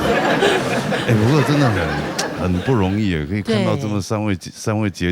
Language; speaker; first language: Chinese; native; Chinese